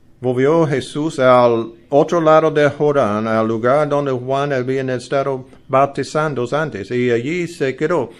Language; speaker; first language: Spanish; non-native, learner; English